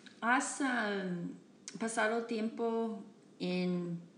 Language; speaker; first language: Spanish; non-native, learner; English